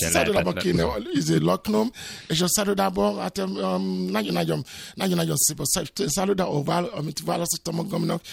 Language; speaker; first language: Hungarian; non-native, fluent; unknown